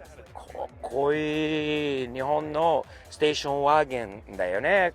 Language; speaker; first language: Japanese; non-native, fluent; English